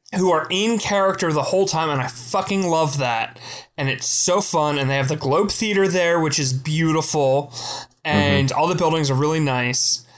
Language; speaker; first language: English; native; English